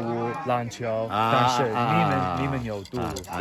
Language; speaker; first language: Chinese; non-native, learner; English